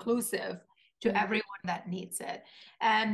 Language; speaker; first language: English; non-native, local second language; Malayalam